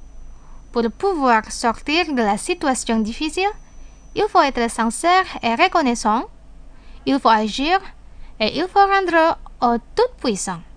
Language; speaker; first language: French; non-native, fluent; Indonesian